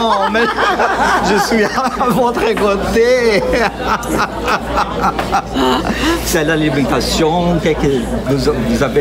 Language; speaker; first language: French; non-native, learner; Portuguese